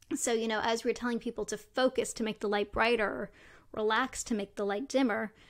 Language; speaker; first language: English; native; English